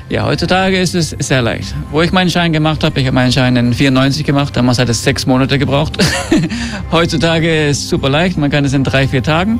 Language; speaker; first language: German; early bilingual, heritage; German